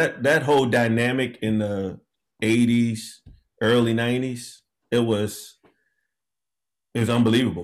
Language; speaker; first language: English; native; English